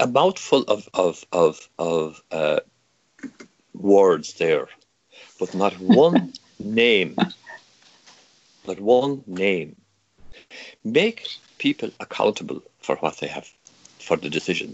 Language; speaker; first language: English; non-native, local second language; Irish